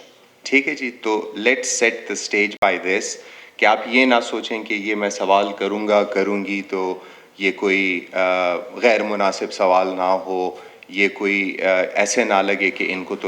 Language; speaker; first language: Urdu; non-native, local second language; Pashto